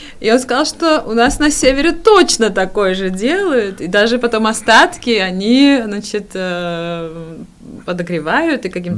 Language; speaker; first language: Russian; non-native, fluent; Georgian